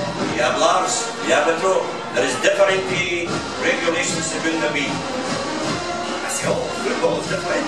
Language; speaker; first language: Spanish; non-native, learner; English